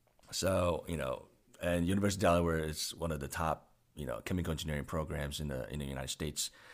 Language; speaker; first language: English; non-native, fluent; Chinese